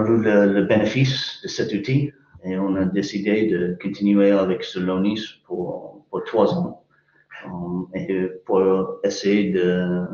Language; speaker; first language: French; non-native, fluent; English